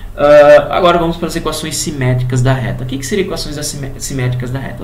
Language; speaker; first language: Portuguese; native; Portuguese